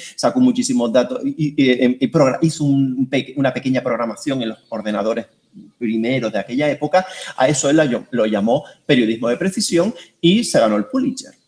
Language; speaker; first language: Spanish; native; Spanish